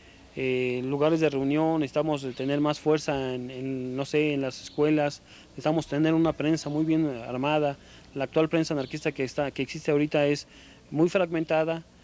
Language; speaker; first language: Spanish; native; Spanish